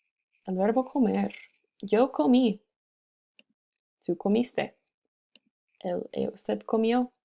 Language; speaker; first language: Spanish; non-native, fluent; English